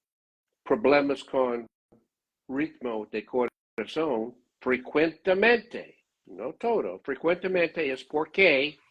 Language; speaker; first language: Spanish; non-native, learner; English